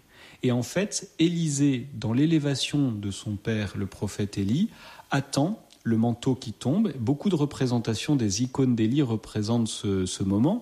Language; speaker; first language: French; native; French